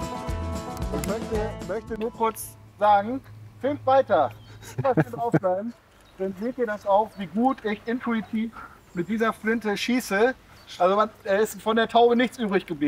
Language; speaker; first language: German; native; German